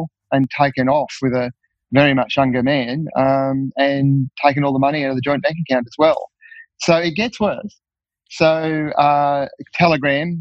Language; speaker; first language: English; native; English